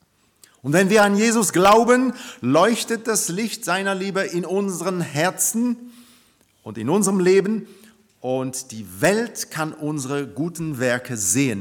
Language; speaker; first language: German; non-native, fluent; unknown